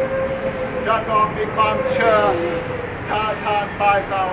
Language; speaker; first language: Thai; non-native, learner; English